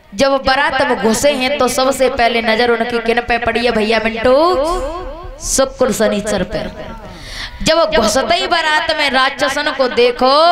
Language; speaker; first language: Hindi; native; Hindi